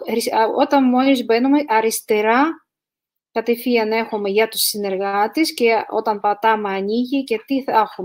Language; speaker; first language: Greek; non-native, fluent; Russian